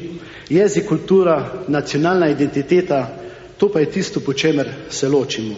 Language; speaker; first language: Slovenian; native; Slovenian